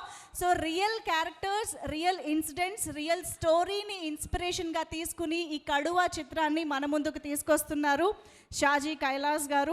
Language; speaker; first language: Telugu; native; Telugu